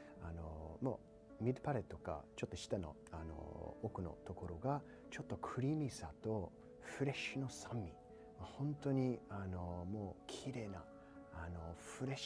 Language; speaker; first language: Japanese; non-native, fluent; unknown